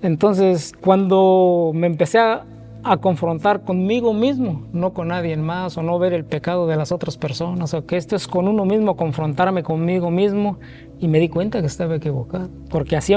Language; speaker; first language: Spanish; native; Spanish